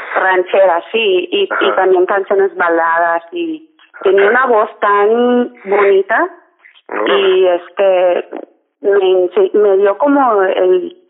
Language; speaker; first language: Spanish; early bilingual, heritage; Spanish